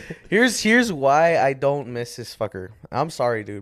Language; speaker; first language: English; early bilingual, other home language; Spanish